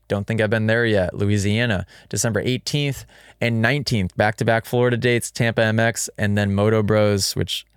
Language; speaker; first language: English; native; English